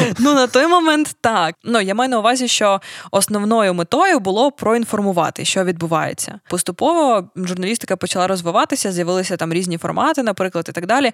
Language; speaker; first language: Ukrainian; native; Ukrainian